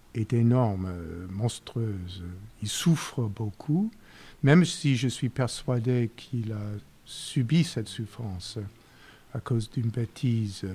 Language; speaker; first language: French; non-native, fluent; English